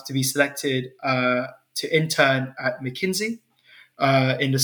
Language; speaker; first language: English; non-native, local second language; Cantonese